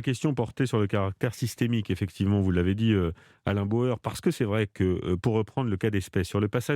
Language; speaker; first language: French; native; French